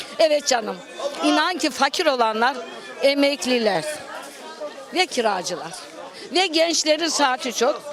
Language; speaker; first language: Turkish; native; Turkish